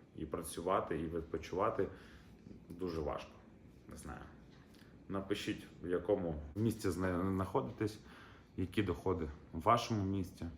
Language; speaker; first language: Ukrainian; non-native, local second language; Russian